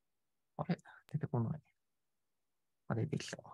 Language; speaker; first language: Japanese; native; Japanese